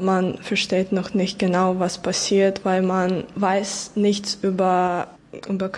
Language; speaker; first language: German; non-native, fluent; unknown